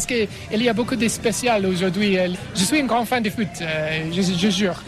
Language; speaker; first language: French; non-native, learner; English